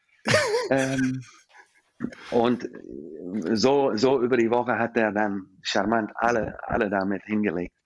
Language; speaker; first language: German; non-native, fluent; English